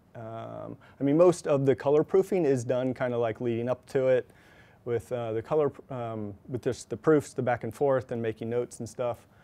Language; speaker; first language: English; native; English